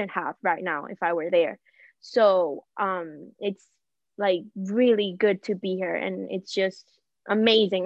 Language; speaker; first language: English; non-native, fluent; Spanish